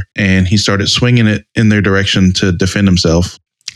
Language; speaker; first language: English; native; English